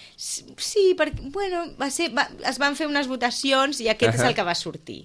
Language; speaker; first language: Catalan; native; Catalan